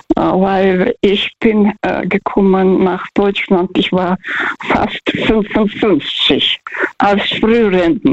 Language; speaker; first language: German; non-native, fluent; Russian